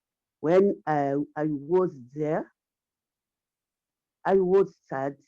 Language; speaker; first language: English; non-native, learner; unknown